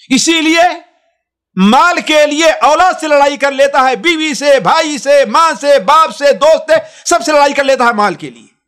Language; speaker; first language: Hindi; native; Hindi